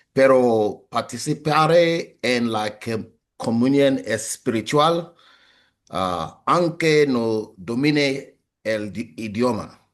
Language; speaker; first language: Spanish; non-native, learner; English